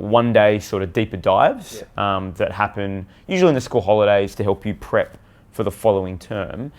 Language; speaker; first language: English; native; English